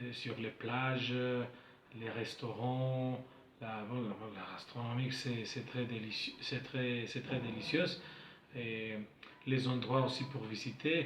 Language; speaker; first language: French; non-native, fluent; Spanish